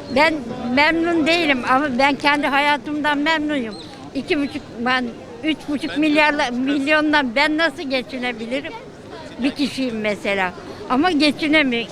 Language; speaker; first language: Turkish; native; Turkish